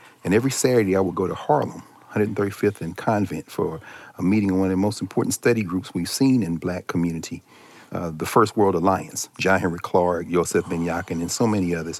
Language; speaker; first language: English; native; English